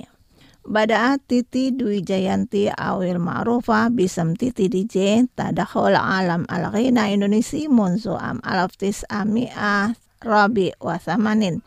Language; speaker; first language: Arabic; non-native, learner; Indonesian